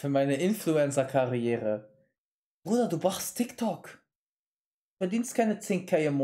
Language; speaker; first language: German; native; German